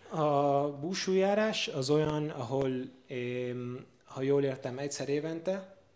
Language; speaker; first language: Hungarian; non-native, learner; Spanish